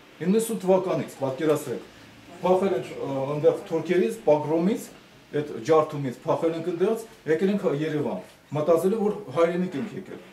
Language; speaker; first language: Armenian; early bilingual, heritage; Armenian